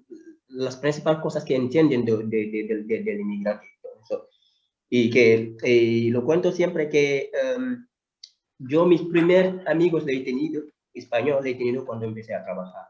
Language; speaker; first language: Spanish; non-native, fluent; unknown